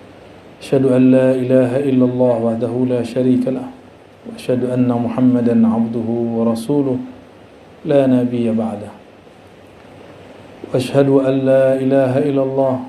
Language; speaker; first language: Arabic; non-native, fluent; Indonesian